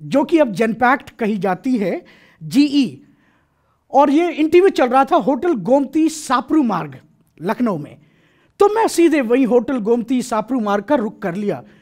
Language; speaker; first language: Hindi; native; Hindi